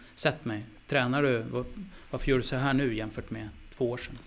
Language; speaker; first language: Swedish; native; Swedish